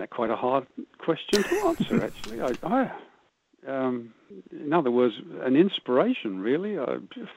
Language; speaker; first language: English; native; English